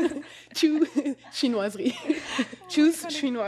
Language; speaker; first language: French; native; French